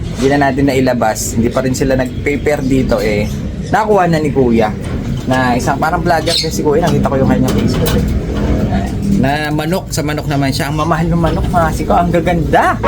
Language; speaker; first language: Filipino; native; Filipino